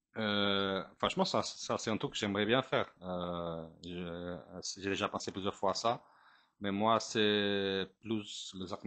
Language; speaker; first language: French; non-native, fluent; Portuguese